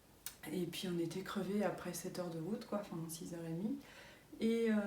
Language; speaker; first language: French; native; French